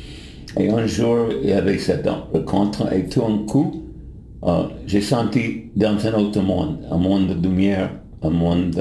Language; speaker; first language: French; non-native, fluent; English